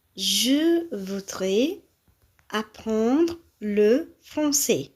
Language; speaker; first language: French; non-native, fluent; Tamil